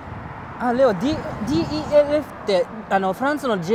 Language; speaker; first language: French; non-native, learner; Japanese